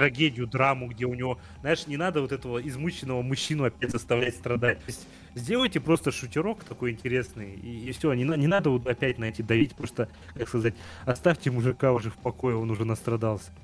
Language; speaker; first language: Russian; native; Russian